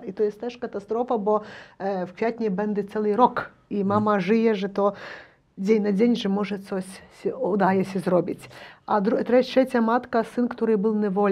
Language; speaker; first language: Polish; non-native, learner; Ukrainian